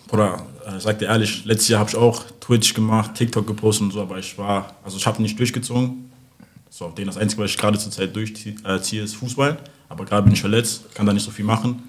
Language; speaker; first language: German; early bilingual, other home language; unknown